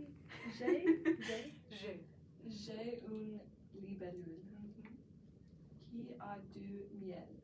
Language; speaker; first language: French; non-native, learner; English